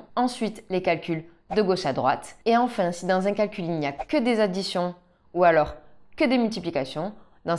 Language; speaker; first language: French; native; French